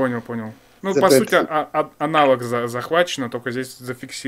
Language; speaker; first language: Russian; native; Russian